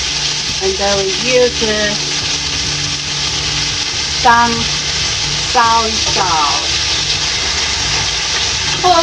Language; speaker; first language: English; non-native, learner; Chinese